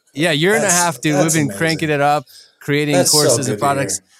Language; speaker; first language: English; early bilingual, other home language; Ukrainian